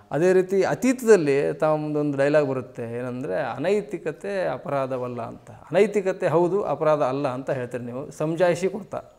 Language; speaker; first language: Kannada; native; Kannada